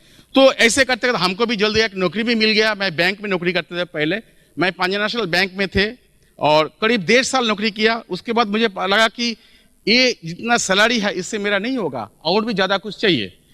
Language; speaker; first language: Hindi; non-native, local second language; Bangla